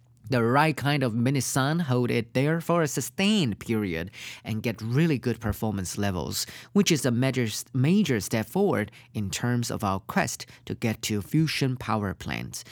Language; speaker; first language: English; non-native, fluent; Chinese